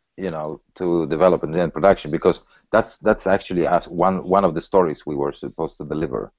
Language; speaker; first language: English; early bilingual, other home language; Polish